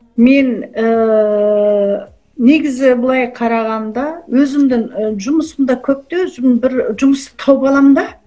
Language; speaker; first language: Kazakh; early bilingual, heritage; Kazakh